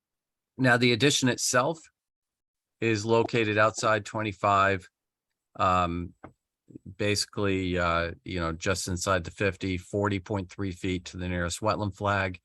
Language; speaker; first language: English; native; English